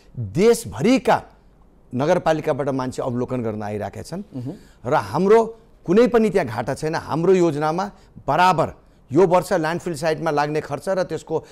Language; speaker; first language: Nepali; native; Nepali